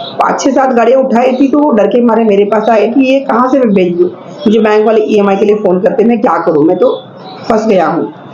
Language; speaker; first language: Hindi; non-native, local second language; Marathi